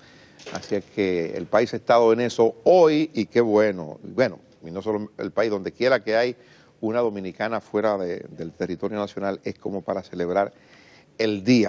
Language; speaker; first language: Spanish; native; Spanish